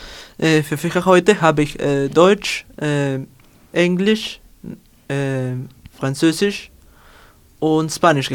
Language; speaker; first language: German; non-native, learner; Spanish